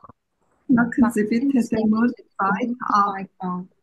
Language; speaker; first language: German; non-native, learner; Korean